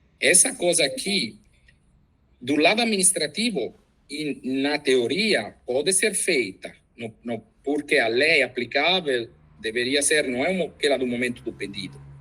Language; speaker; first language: Portuguese; non-native, fluent; Italian